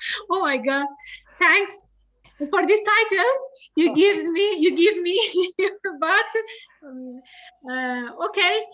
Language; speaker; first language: English; non-native, learner; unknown